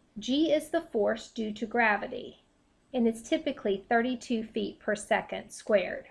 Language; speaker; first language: English; native; English